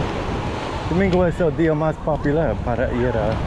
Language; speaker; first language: Spanish; non-native, fluent; English